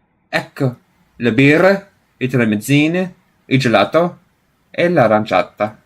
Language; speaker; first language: Italian; non-native, learner; English